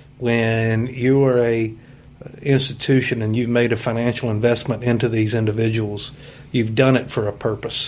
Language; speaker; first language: English; native; English